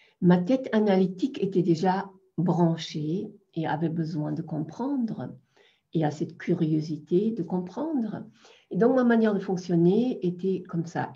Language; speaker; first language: French; non-native, fluent; German